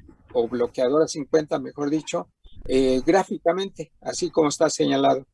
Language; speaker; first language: Spanish; native; Spanish